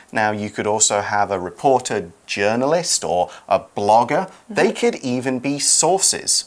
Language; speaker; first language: English; native; English